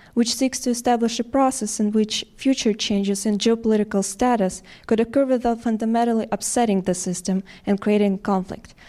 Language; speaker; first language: English; non-native, fluent; Ukrainian